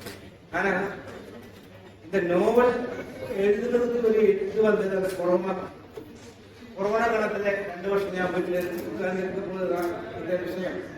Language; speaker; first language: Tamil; non-native, learner; Malayalam